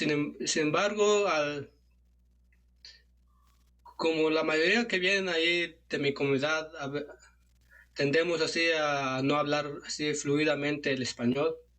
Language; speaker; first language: Spanish; non-native, local second language; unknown